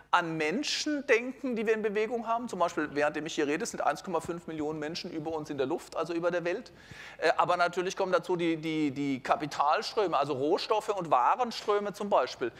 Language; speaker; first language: German; native; German